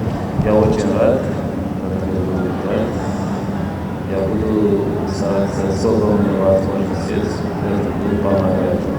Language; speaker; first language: Russian; non-native, fluent; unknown